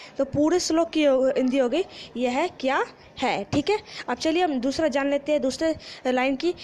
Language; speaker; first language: Hindi; native; Hindi